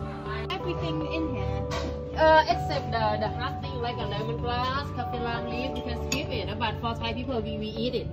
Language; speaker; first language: English; non-native, fluent; Thai